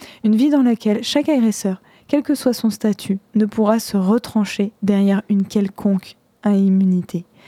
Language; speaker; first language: French; native; French